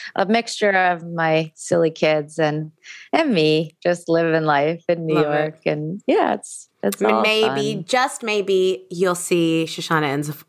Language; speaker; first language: English; native; English